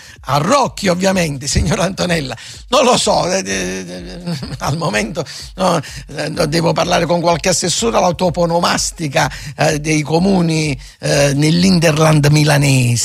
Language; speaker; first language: Italian; native; Italian